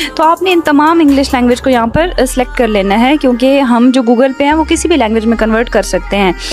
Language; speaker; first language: Urdu; non-native, local second language; Punjabi